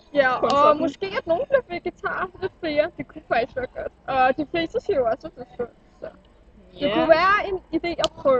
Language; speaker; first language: Danish; native; Danish